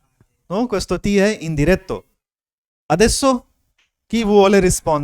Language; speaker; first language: Italian; non-native, fluent; Hindi